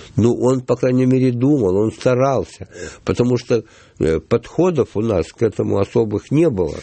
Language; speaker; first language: Russian; native; Russian